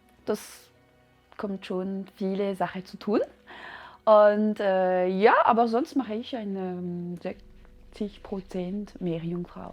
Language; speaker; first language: German; non-native, learner; French